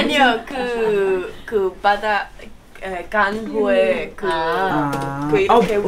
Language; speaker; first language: Korean; non-native, learner; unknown